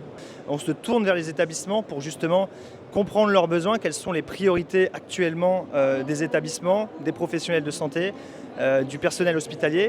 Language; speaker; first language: French; native; French